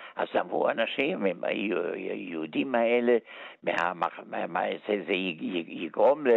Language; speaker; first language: Hebrew; early bilingual, other home language; German